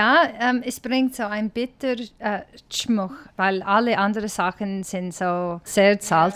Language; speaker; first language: German; non-native, learner; English